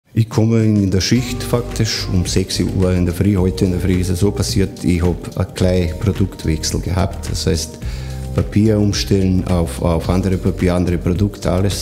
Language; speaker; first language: German; non-native, fluent; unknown